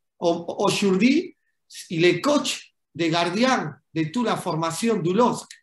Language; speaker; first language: French; non-native, fluent; Spanish